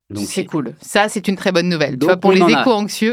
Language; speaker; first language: French; native; French